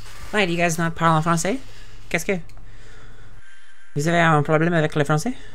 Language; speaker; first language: French; non-native, learner; English